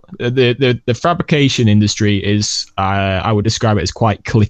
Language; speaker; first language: English; native; English